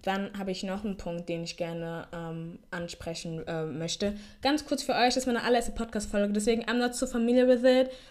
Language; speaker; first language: German; early bilingual, heritage; German